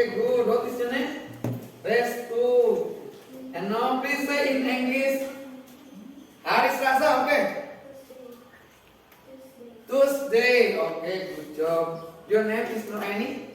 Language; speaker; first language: English; non-native, fluent; Indonesian